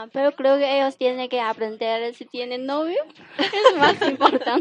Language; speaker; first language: Spanish; non-native, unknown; Chinese